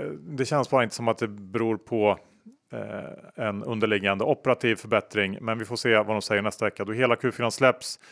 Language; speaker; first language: Swedish; native; Swedish